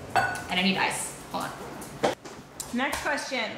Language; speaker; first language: English; early bilingual, other home language; Spanish